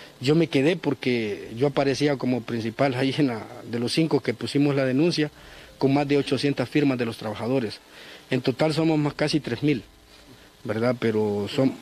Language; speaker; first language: Spanish; native; Spanish